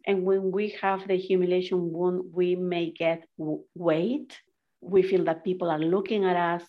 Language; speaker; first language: English; non-native, fluent; Spanish